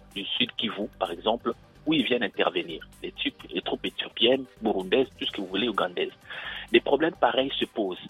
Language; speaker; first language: French; non-native, local second language; Lingala